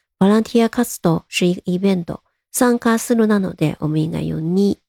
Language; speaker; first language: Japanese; non-native, fluent; Chinese